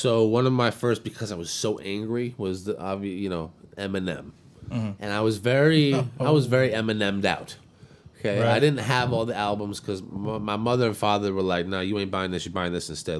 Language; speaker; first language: English; native; English